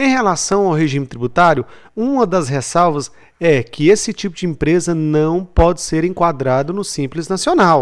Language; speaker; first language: Portuguese; native; Portuguese